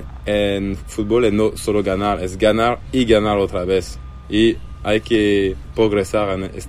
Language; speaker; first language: Spanish; non-native, learner; French